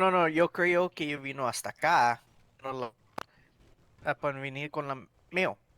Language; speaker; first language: Spanish; non-native, learner; English